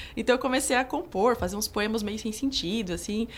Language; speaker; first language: Portuguese; native; Portuguese